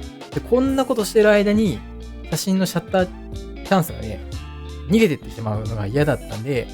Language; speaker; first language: Japanese; native; Japanese